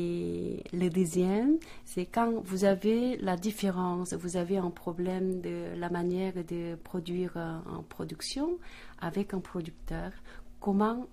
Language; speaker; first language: French; non-native, fluent; Korean